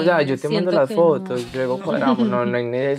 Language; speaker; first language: Spanish; native; Spanish